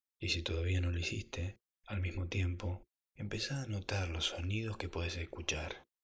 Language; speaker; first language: Spanish; native; Spanish